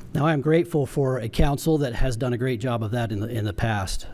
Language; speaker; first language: English; native; English